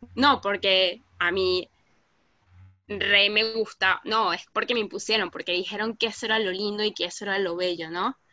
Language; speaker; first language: Spanish; native; Spanish